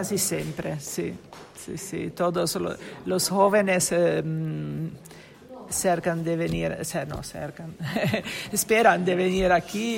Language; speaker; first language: Spanish; non-native, learner; Italian